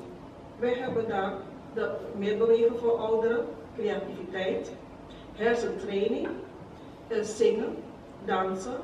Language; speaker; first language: Dutch; non-native, local second language; Javanese